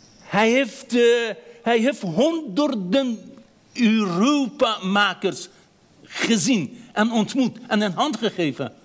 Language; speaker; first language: Dutch; non-native, fluent; Persian